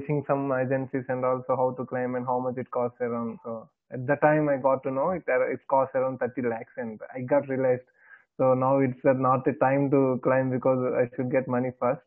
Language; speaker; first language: English; non-native, local second language; Telugu